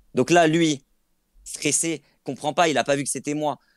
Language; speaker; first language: French; native; French